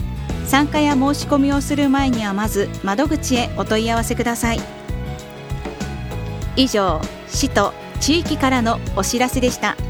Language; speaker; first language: Japanese; native; Japanese